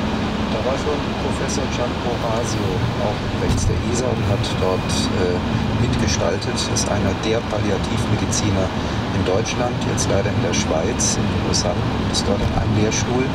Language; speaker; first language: German; native; German